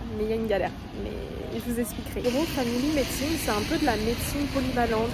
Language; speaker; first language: French; native; French